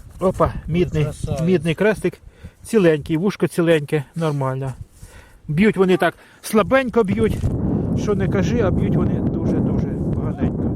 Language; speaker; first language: Ukrainian; non-native, local second language; Russian